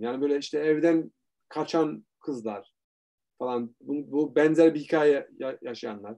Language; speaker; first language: Turkish; early bilingual, heritage; Turkish